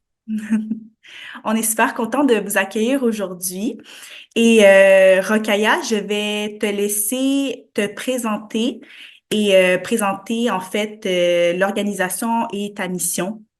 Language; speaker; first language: French; native; French